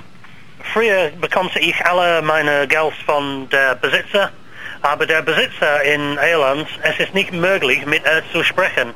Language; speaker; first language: German; non-native, learner; English